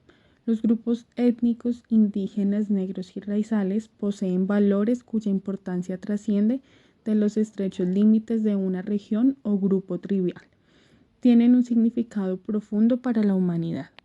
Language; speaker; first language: Spanish; native; Spanish